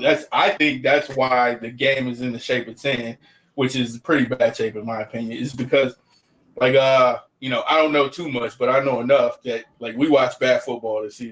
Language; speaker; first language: English; native; English